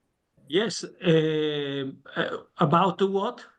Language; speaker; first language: English; non-native, learner; Italian